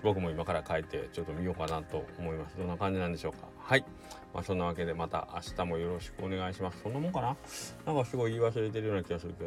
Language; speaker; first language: Japanese; native; Japanese